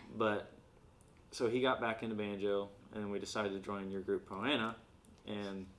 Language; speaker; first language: English; native; English